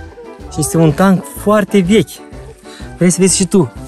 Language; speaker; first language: Romanian; native; Romanian